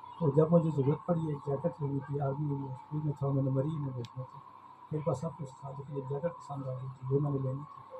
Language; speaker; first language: Urdu; non-native, local second language; Punjabi